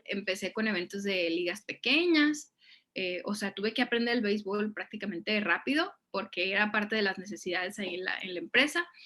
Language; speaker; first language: Spanish; native; Spanish